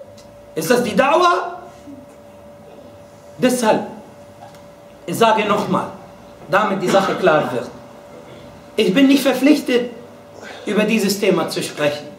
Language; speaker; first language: German; non-native, fluent; Arabic